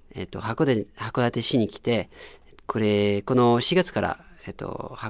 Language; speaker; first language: Japanese; non-native, fluent; French